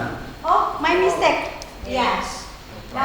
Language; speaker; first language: English; non-native, learner; Indonesian